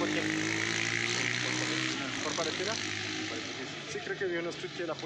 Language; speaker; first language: Spanish; non-native, fluent; French